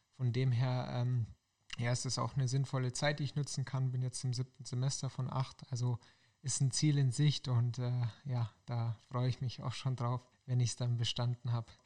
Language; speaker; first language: German; native; German